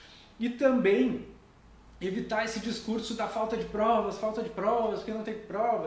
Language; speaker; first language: Portuguese; native; Portuguese